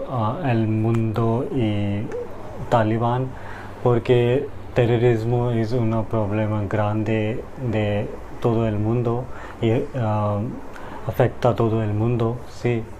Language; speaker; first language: Spanish; non-native, learner; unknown